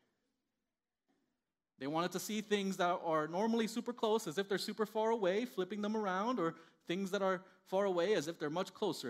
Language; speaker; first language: English; early bilingual, other home language; Spanish